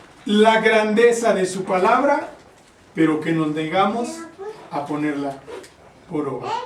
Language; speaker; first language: Spanish; native; Spanish